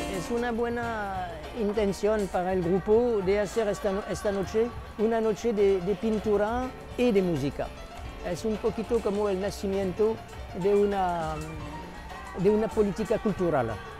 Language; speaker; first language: Spanish; non-native, fluent; French